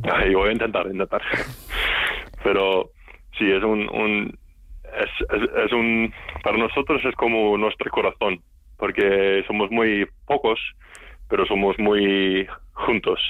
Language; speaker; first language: Spanish; non-native, learner; Icelandic